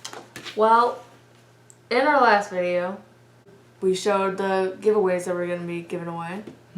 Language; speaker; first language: English; native; English